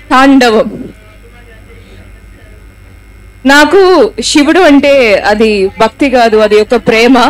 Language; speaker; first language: Telugu; non-native, local second language; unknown